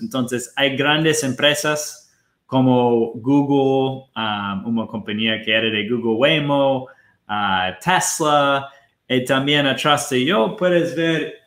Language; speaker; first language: Spanish; non-native, fluent; Portuguese